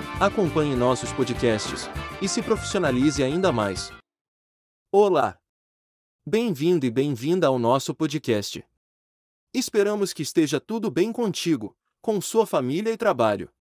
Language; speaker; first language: Portuguese; native; Portuguese